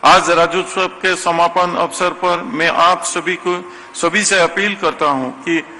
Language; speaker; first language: Hindi; non-native, local second language; Assamese